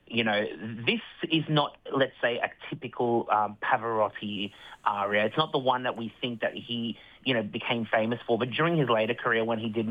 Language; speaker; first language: English; native; English